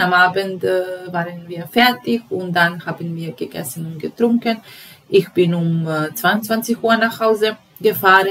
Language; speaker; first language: German; non-native, fluent; Serbian